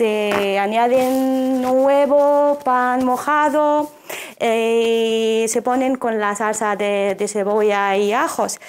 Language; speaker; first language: Spanish; non-native, fluent; Arabic